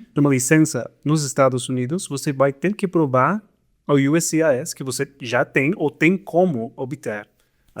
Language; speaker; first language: Portuguese; non-native, fluent; Spanish